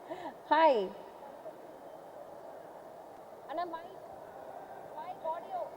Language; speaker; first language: Tamil; native; Tamil